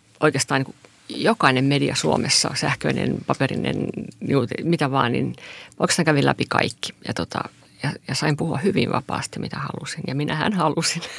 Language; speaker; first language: Finnish; non-native, local second language; Swedish